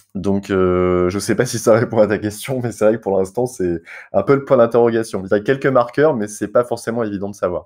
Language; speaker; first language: French; native; French